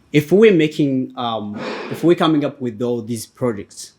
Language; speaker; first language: English; non-native, fluent; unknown